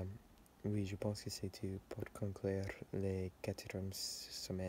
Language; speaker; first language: French; non-native, learner; English